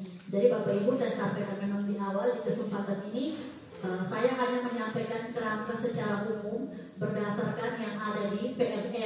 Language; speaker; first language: Indonesian; native; Indonesian